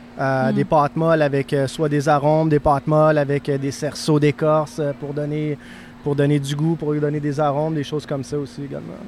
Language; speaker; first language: French; native; French